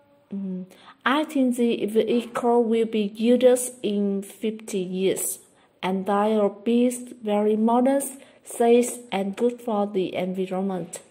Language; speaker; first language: English; non-native, fluent; Vietnamese